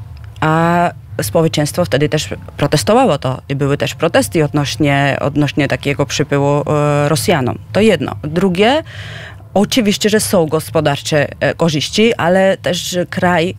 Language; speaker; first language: Polish; non-native, fluent; Georgian